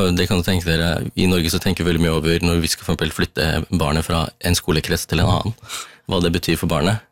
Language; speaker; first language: Norwegian; early bilingual, other home language; Tamil